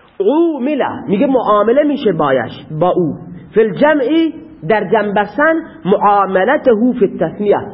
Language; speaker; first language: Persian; non-native, local second language; Baluchi